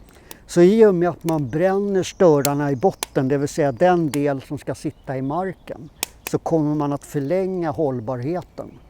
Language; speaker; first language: Swedish; native; Swedish